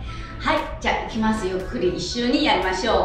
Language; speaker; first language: Japanese; non-native, fluent; Chinese